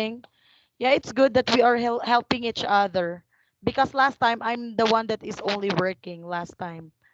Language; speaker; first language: English; non-native, fluent; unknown